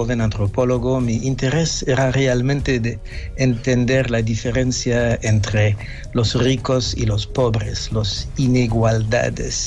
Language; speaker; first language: Spanish; non-native, fluent; French